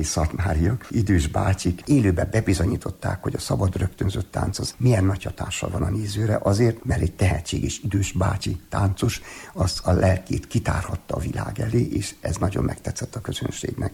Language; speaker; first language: Hungarian; native; Hungarian